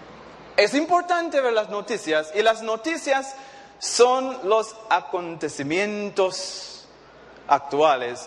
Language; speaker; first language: Spanish; non-native, fluent; English